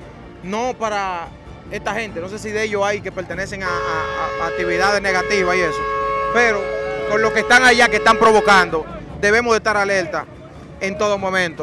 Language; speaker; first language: Spanish; native; Spanish